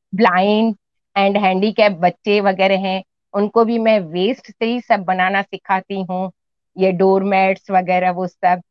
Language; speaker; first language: Hindi; non-native, local second language; Sindhi